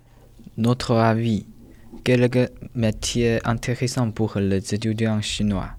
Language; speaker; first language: French; non-native, learner; Chinese